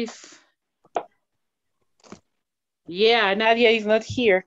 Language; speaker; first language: English; non-native, learner; Spanish